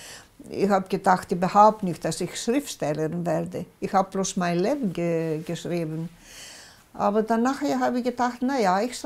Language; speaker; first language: German; non-native, local second language; Greek